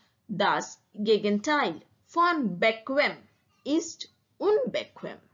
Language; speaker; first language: German; non-native, learner; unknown